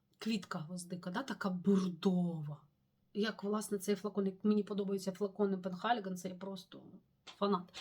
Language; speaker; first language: Ukrainian; non-native, local second language; Russian